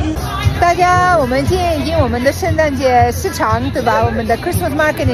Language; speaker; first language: Chinese; non-native, fluent; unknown